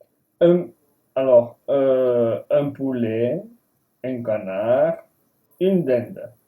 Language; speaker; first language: French; non-native, fluent; Spanish